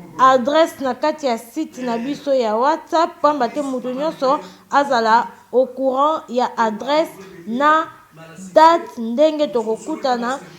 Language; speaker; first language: Lingala; native; Lingala